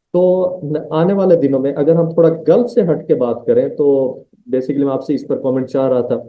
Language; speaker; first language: Urdu; non-native, local second language; Saraiki